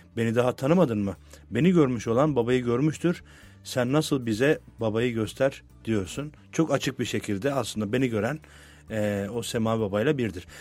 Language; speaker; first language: Turkish; native; Turkish